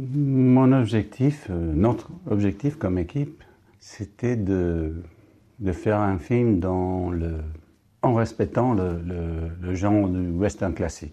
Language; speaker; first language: French; non-native, fluent; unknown